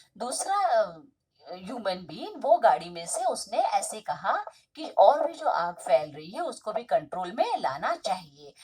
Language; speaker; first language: Hindi; non-native, local second language; Marathi